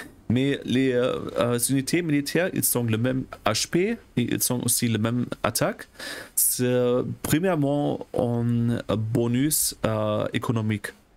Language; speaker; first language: French; non-native, learner; German